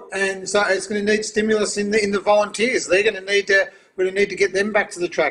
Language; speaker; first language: English; native; English